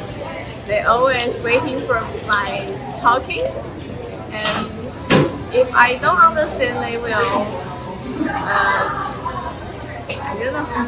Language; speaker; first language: English; non-native, learner; Chinese